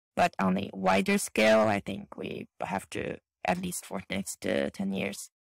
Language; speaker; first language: English; non-native, fluent; Chinese